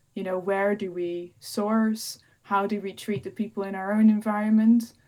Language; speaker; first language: English; non-native, fluent; Dutch